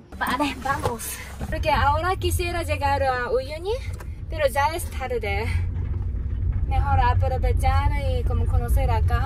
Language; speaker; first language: Spanish; non-native, fluent; Japanese